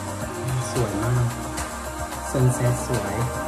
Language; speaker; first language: Thai; non-native, fluent; Vietnamese